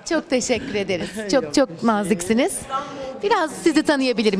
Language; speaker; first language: Turkish; native; Turkish